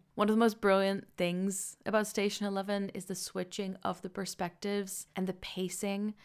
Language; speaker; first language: English; non-native, fluent; Dutch